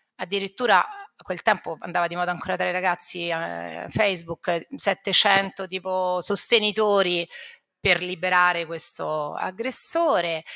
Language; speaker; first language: Italian; native; Italian